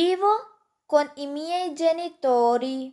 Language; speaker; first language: Italian; non-native, fluent; Urdu